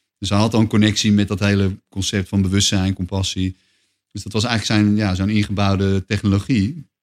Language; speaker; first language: Dutch; native; Dutch